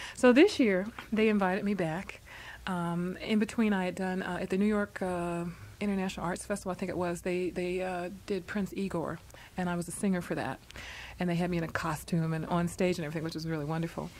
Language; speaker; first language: English; native; English